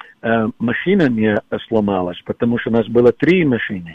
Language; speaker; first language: Russian; non-native, fluent; English